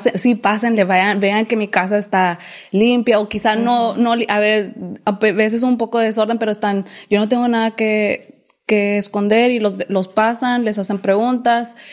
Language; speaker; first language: Spanish; early bilingual, heritage; English